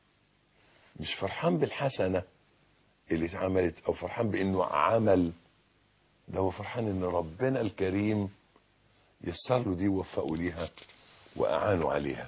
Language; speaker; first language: Arabic; native; Arabic